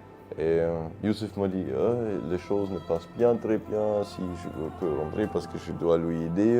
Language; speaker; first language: French; non-native, fluent; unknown